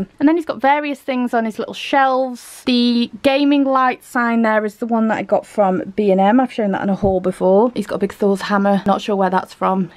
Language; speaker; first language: English; native; English